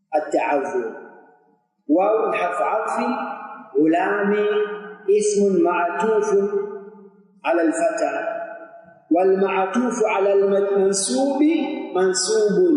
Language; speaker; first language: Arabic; non-native, fluent; Swahili